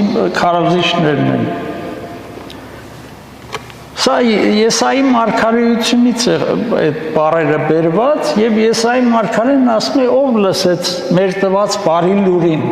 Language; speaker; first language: Armenian; native; Armenian